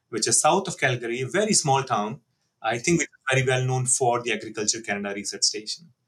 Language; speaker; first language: English; non-native, local second language; Hindi